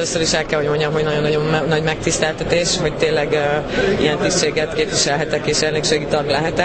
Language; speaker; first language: Hungarian; native; Hungarian